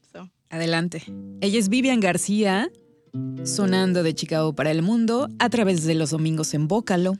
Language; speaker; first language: Spanish; native; Spanish